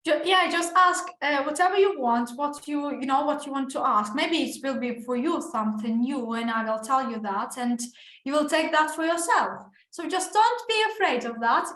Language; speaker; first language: English; non-native, fluent; Ukrainian